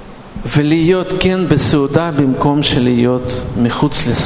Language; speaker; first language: Hebrew; non-native, fluent; Russian